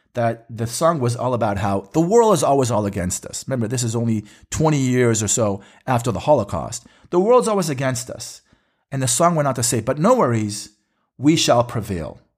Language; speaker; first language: English; early bilingual, other home language; Hebrew